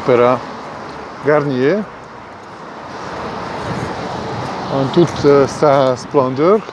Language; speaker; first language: French; non-native, fluent; Hungarian